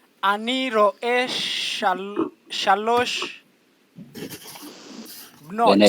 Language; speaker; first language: Hebrew; non-native, learner; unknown